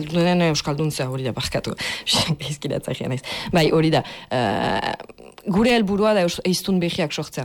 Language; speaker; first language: Basque; native; Basque